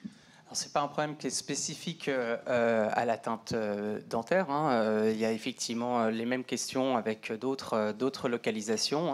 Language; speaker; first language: French; native; French